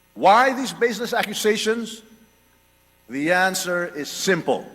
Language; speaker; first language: English; non-native, local second language; Filipino